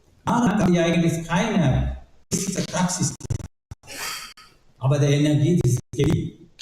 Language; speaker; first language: German; non-native, learner; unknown